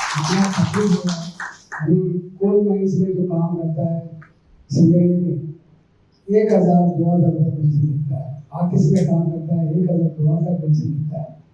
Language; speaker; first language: Hindi; non-native, local second language; Telugu